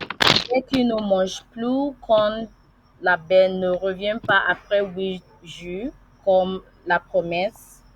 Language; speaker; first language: French; non-native, learner; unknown